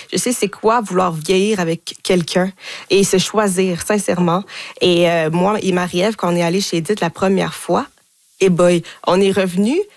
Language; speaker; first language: French; native; French